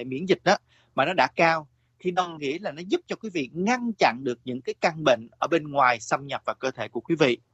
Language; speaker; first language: Vietnamese; native; Vietnamese